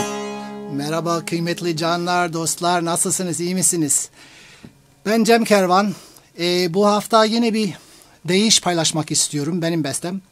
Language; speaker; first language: Turkish; non-native, fluent; English